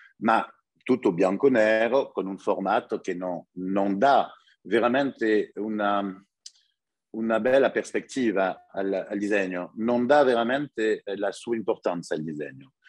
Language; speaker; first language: Italian; early bilingual, heritage; French